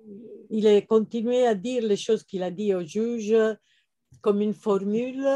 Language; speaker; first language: French; non-native, fluent; Italian